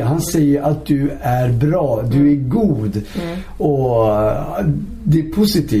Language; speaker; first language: Swedish; early bilingual, other home language; Syriac